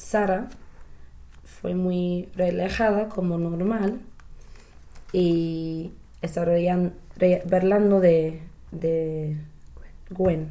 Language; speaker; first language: Spanish; non-native, learner; English